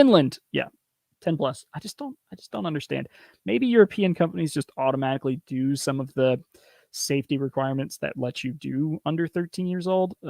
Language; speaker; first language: English; native; English